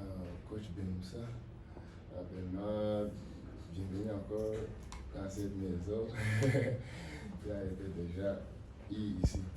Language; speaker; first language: French; non-native, learner; Kinyarwanda